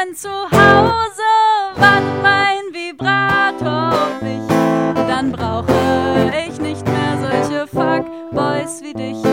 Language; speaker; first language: German; native; German